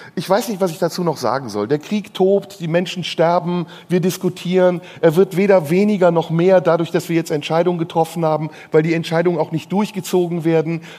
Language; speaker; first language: German; non-native, fluent; Turkish